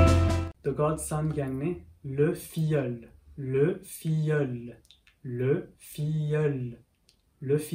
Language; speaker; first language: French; early bilingual, other home language; Sinhala